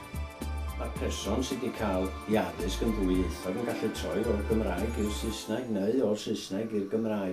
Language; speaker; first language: Welsh; native; Welsh